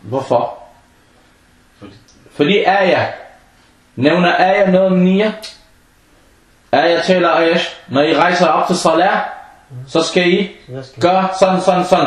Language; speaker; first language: Danish; non-native, fluent; Arabic